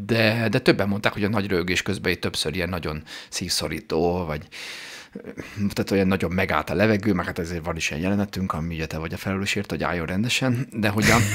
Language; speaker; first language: Hungarian; native; Hungarian